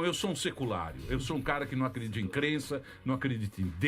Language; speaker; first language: Portuguese; native; Portuguese